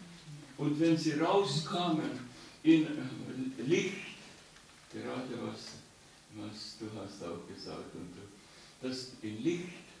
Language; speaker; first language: German; non-native, learner; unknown